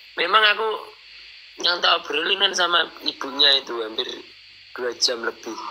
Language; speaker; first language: Indonesian; non-native, local second language; Javanese